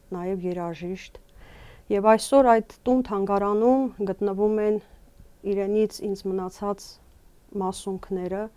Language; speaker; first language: Armenian; native; Armenian